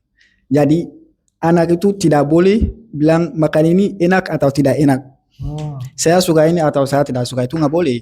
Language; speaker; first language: Indonesian; non-native, learner; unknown